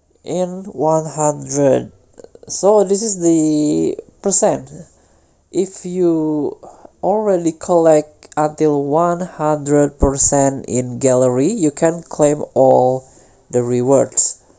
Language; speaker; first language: English; non-native, fluent; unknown